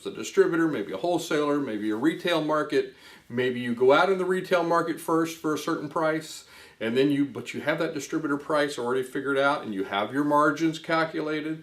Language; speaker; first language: English; native; English